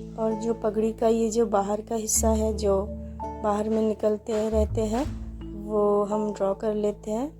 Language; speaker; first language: Hindi; non-native, local second language; Bangla